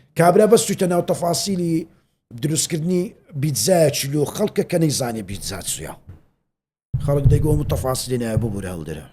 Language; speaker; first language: Central Kurdish; native; Central Kurdish